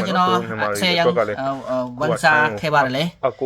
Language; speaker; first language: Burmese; non-native, learner; Khmer